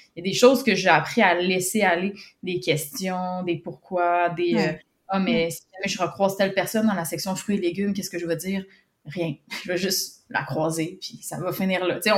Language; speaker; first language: French; native; French